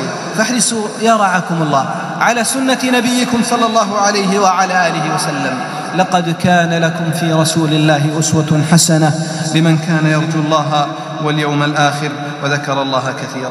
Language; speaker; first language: Arabic; native; Arabic